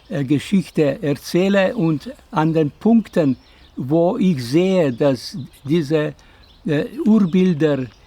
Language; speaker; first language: German; non-native, fluent; Slovenian